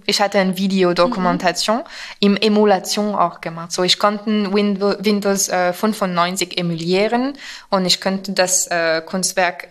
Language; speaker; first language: German; non-native, fluent; French